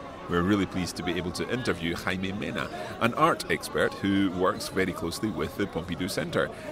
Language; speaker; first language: English; native; English